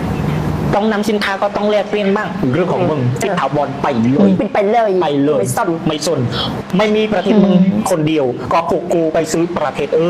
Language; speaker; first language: Thai; native; Thai